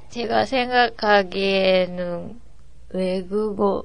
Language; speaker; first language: Korean; non-native, learner; Japanese